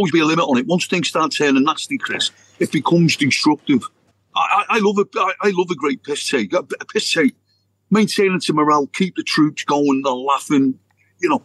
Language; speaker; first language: English; native; English